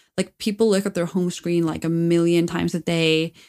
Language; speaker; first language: English; non-native, fluent; Icelandic